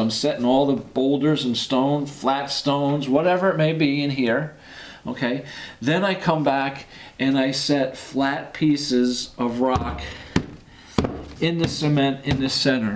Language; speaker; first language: English; native; English